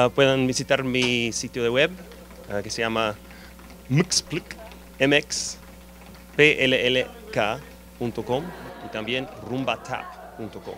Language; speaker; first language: Spanish; non-native, fluent; German